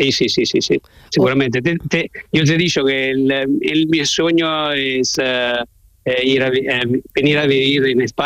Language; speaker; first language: Spanish; non-native, learner; Italian